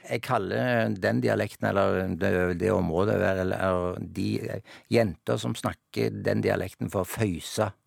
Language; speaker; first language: Norwegian; native; Norwegian